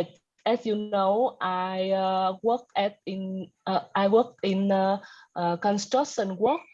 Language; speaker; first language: English; non-native, learner; Vietnamese